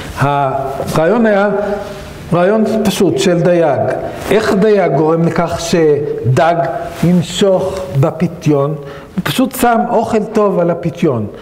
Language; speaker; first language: Hebrew; native; Hebrew